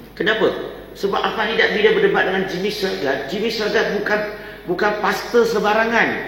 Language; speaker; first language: Malay; non-native, local second language; Chinese